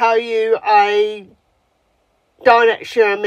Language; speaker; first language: English; native; English